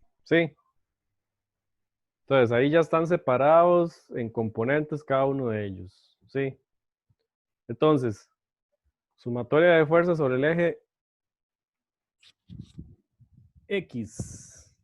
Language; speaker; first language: Spanish; native; Spanish